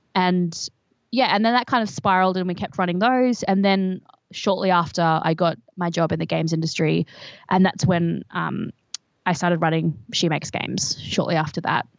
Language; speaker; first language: English; native; English